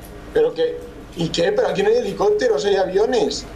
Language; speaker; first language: Spanish; native; Spanish